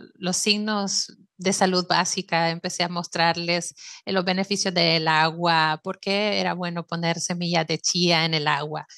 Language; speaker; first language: Spanish; native; Spanish